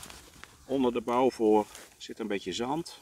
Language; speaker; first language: Dutch; native; Dutch